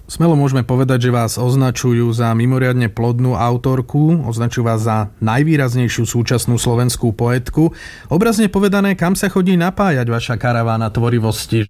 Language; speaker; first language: Slovak; native; Slovak